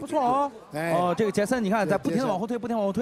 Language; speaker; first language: Chinese; native; Chinese